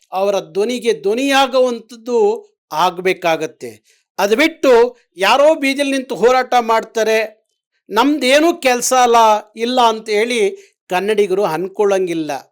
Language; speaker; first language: Kannada; native; Kannada